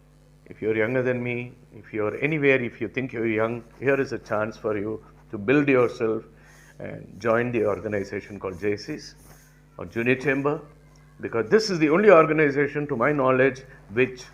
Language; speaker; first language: English; non-native, local second language; Tamil